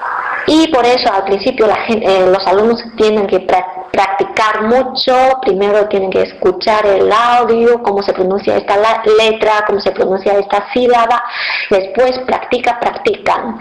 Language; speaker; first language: Spanish; non-native, fluent; Chinese